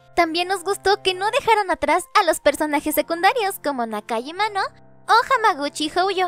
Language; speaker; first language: Spanish; native; Spanish